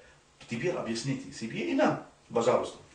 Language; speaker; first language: Russian; non-native, fluent; Arabic